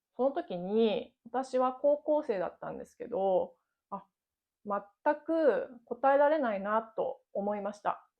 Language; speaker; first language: Japanese; native; Japanese